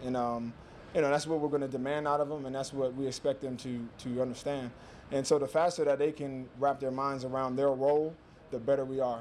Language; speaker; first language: English; native; English